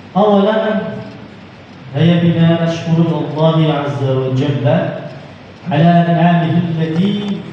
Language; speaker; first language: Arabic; non-native, learner; Indonesian